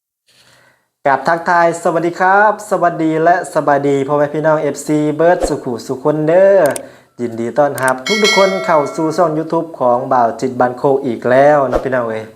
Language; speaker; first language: Thai; non-native, local second language; Lao